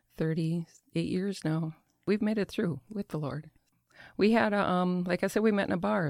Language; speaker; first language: English; native; English